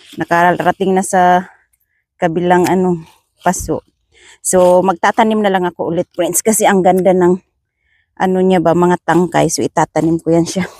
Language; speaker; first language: Filipino; non-native, local second language; Masbatenyo